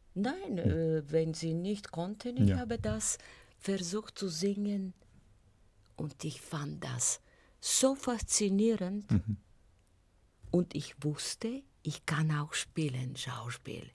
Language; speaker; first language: German; non-native, fluent; Bulgarian